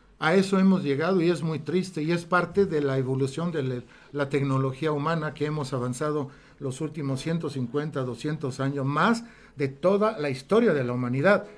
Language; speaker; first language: Spanish; non-native, fluent; Italian